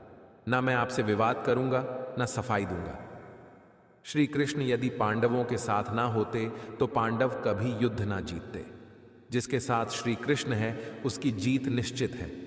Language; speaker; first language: Hindi; native; Hindi